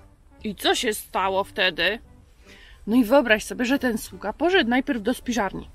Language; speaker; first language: Polish; native; Polish